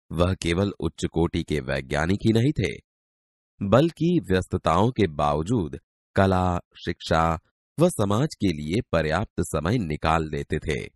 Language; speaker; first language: Hindi; non-native, local second language; Gujarati